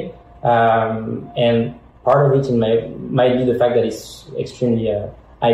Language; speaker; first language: English; non-native, fluent; French